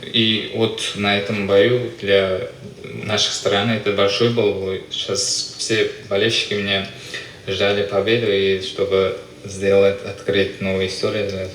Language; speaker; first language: Russian; non-native, local second language; Uzbek